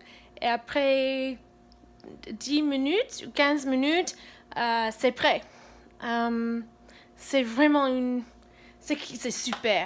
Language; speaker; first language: French; non-native, fluent; English